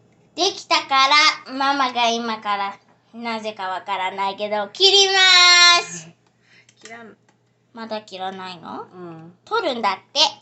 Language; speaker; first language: Japanese; early bilingual, heritage; English